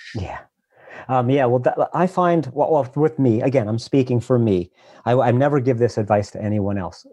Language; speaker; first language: English; native; English